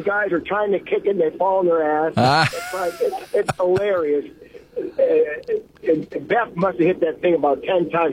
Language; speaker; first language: English; native; English